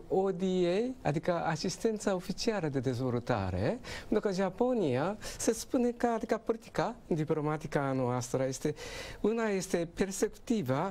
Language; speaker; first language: Romanian; non-native, learner; Japanese